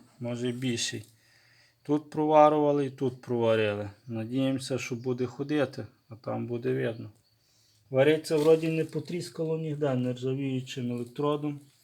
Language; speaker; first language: Ukrainian; native; Ukrainian